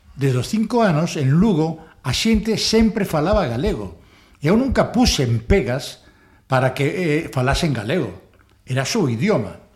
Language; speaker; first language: Galician; non-native, local second language; Spanish